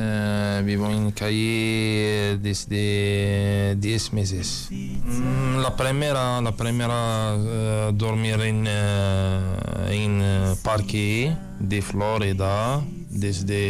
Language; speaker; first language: Spanish; non-native, learner; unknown